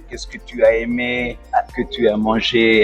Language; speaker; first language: French; non-native, fluent; Spanish